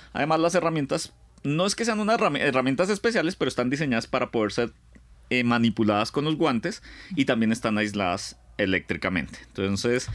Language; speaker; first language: Spanish; native; Spanish